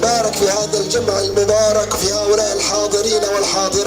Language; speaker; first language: Arabic; native; Arabic